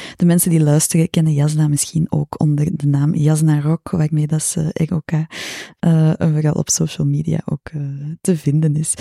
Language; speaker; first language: Dutch; native; Dutch